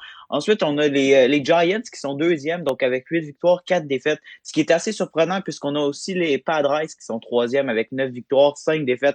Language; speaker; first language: French; native; French